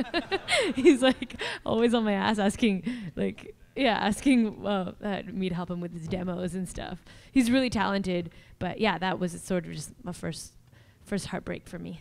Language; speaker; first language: English; native; English